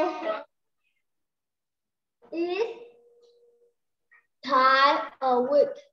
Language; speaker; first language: English; non-native, learner; Vietnamese